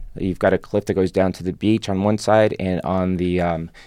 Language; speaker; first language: English; non-native, fluent; Spanish